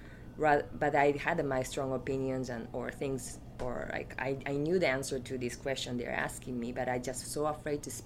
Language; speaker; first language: English; non-native, fluent; Japanese